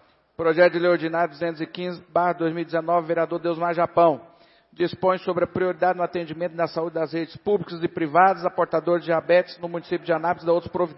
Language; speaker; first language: Portuguese; native; Portuguese